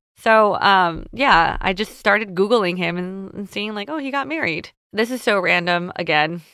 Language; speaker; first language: English; early bilingual, other home language; Chinese